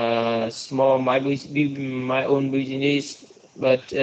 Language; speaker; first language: English; non-native, learner; Vietnamese